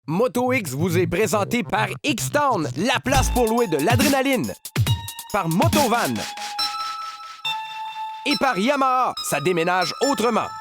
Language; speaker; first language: French; native; French